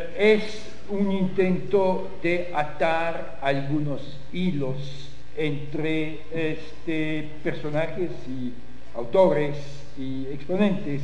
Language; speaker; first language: Spanish; non-native, fluent; French